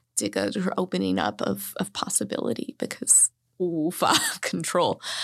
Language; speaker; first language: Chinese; non-native, fluent; English